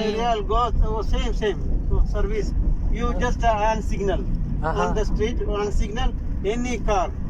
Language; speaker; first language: English; non-native, learner; Malayalam